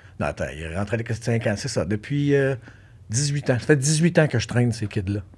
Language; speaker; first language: French; native; French